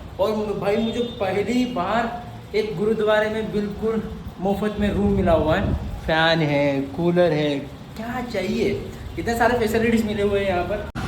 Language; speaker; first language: Hindi; non-native, local second language; Kannada